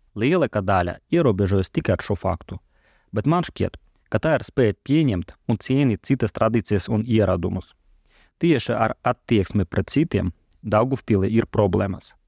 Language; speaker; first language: Latvian; non-native, local second language; Russian